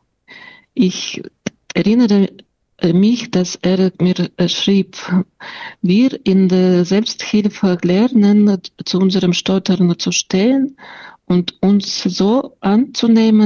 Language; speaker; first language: German; non-native, fluent; Russian